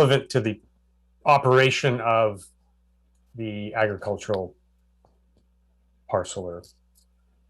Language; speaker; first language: English; native; English